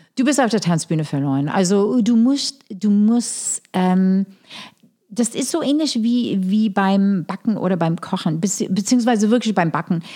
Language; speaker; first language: German; non-native, fluent; English